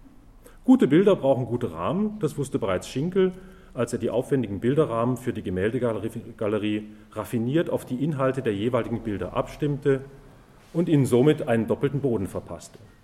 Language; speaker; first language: German; native; German